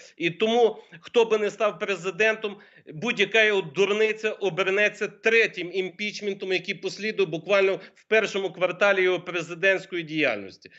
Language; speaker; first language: Ukrainian; native; Ukrainian